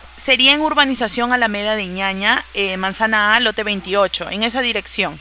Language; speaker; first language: Spanish; native; Spanish